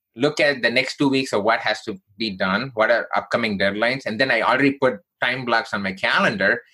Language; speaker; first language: English; non-native, local second language; Tamil